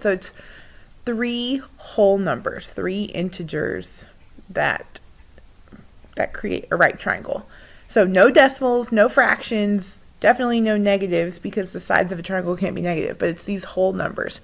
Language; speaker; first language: English; native; English